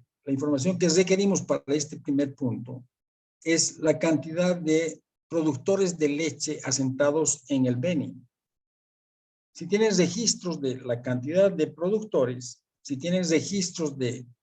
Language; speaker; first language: Spanish; native; Spanish